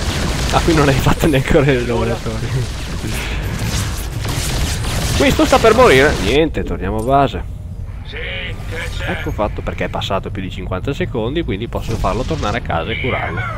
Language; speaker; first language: Italian; native; Italian